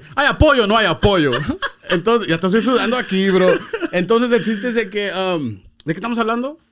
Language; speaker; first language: Spanish; early bilingual, heritage; Spanish